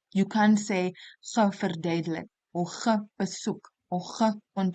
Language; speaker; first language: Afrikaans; non-native, local second language; English